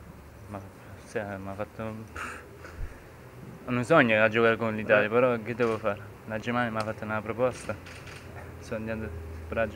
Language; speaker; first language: Italian; early bilingual, heritage; German